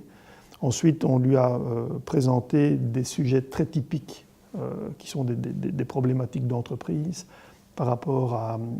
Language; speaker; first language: French; native; French